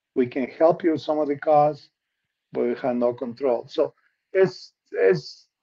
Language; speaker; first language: English; non-native, fluent; Spanish